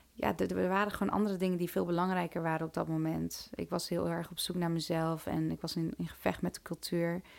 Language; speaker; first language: Dutch; early bilingual, other home language; Turkish